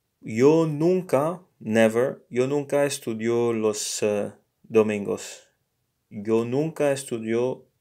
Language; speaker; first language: Spanish; non-native, learner; English